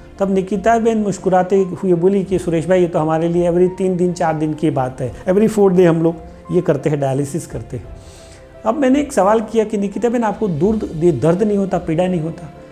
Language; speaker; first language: Hindi; non-native, local second language; Gujarati